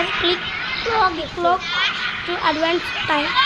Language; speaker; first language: English; non-native, local second language; Malayalam